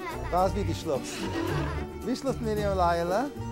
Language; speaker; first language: Hebrew; non-native, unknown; English